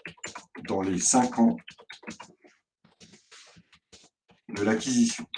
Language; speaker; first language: French; native; French